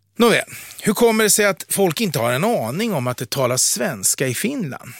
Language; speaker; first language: Swedish; native; Swedish